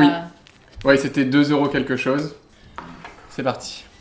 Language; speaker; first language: French; native; French